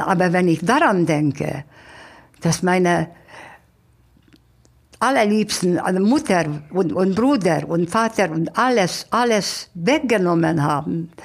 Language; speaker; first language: German; non-native, fluent; Hungarian